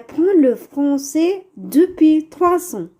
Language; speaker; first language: French; non-native, fluent; Tamil